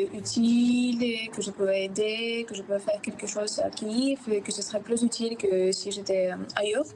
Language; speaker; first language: French; non-native, fluent; Ukrainian